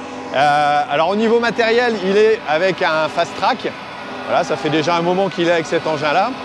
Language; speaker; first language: French; native; French